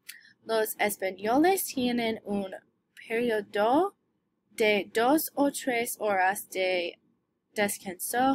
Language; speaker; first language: Spanish; non-native, learner; English